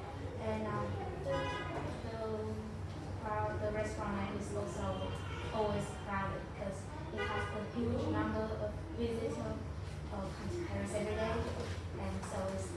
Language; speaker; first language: English; non-native, learner; Vietnamese